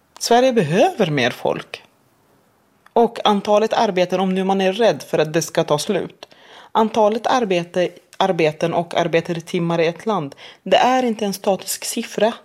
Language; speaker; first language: Swedish; non-native, fluent; Arabic